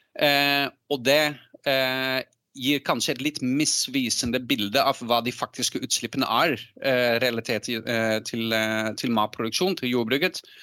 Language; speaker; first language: Norwegian; non-native, fluent; Dutch